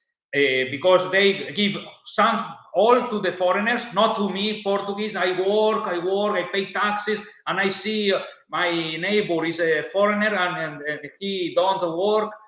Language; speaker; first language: English; non-native, learner; Italian